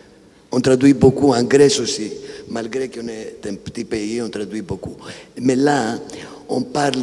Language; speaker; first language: French; non-native, fluent; Greek